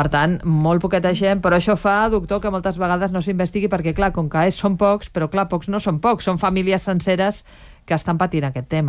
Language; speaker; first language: Catalan; native; Catalan